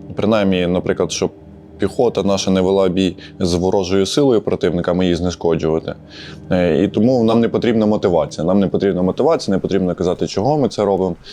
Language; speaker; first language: Ukrainian; native; Ukrainian